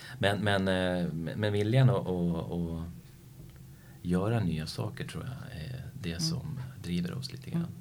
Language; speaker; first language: Swedish; native; Swedish